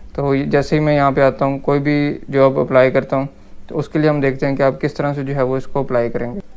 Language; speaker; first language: Urdu; native; Urdu